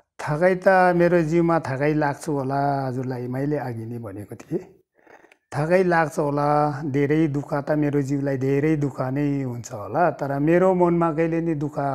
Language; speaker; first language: Nepali; non-native, local second language; Sherpa